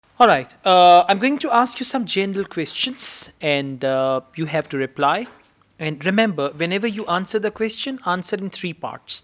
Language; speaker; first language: English; non-native, local second language; Urdu